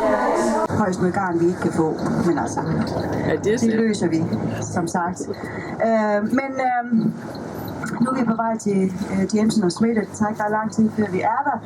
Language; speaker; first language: Danish; native; Danish